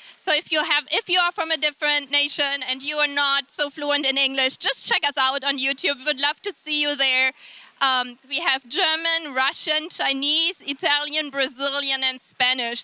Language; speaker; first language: English; non-native, fluent; German